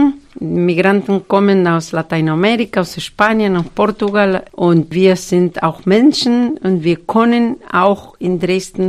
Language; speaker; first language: German; non-native, fluent; Spanish